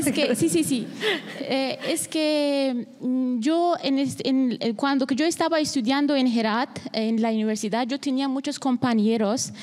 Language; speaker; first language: Spanish; non-native, learner; Persian